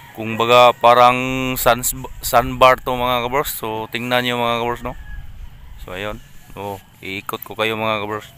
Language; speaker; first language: Filipino; non-native, local second language; Cebuano